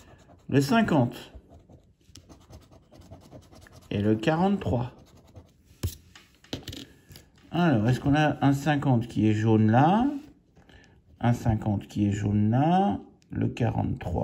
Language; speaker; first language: French; native; French